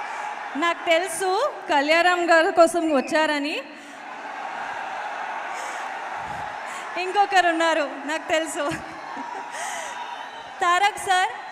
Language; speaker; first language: Telugu; non-native, learner; Kannada